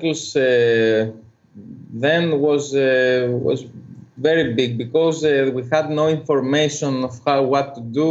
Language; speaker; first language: English; non-native, fluent; Greek